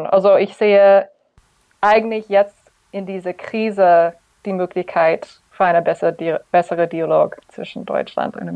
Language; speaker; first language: German; non-native, fluent; English